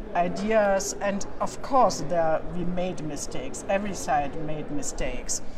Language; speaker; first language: English; non-native, learner; German